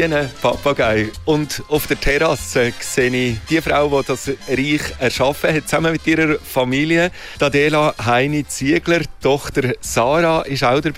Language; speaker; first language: German; native; German